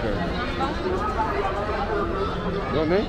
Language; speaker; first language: Spanish; non-native, learner; English